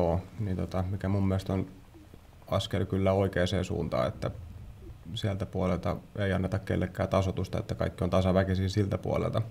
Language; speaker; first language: Finnish; native; Finnish